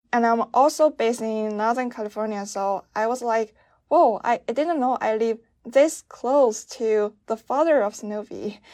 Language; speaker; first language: English; non-native, fluent; Chinese